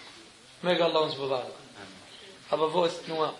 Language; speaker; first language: German; non-native, fluent; Arabic